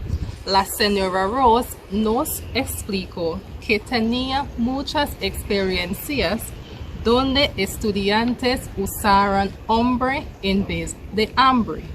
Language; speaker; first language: Spanish; non-native, fluent; English